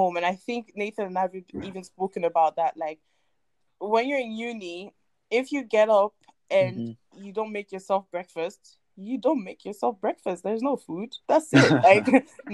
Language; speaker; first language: English; non-native, local second language; French